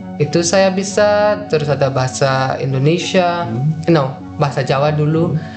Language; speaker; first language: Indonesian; non-native, fluent; Dutch